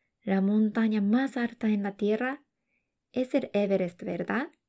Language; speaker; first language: Spanish; non-native, fluent; Japanese